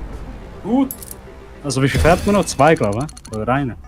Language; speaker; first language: German; native; German